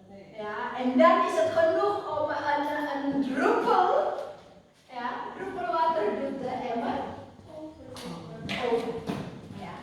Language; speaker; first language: Dutch; non-native, fluent; Indonesian